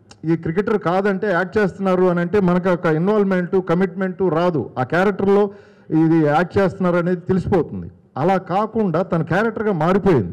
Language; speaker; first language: Telugu; native; Telugu